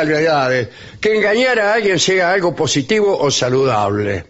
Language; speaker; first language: Spanish; native; Spanish